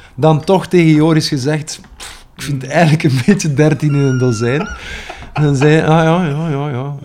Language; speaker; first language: Dutch; native; Dutch